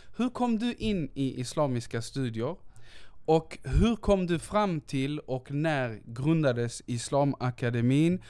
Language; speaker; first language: Swedish; native; Swedish